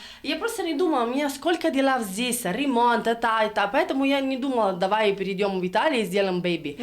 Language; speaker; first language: Russian; non-native, learner; Italian